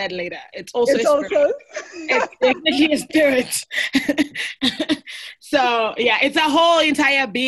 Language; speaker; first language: English; non-native, local second language; Xhosa